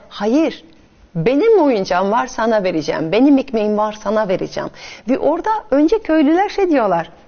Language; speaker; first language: Turkish; non-native, fluent; French